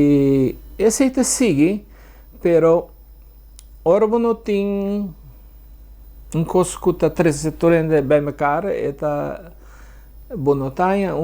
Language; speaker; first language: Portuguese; early bilingual, heritage; Portuguese